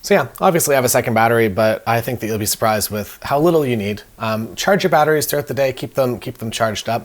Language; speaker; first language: English; native; English